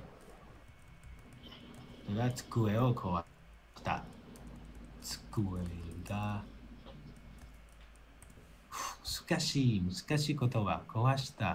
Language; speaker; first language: Japanese; non-native, learner; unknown